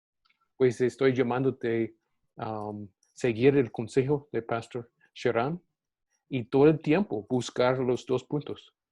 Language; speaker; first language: Spanish; non-native, fluent; English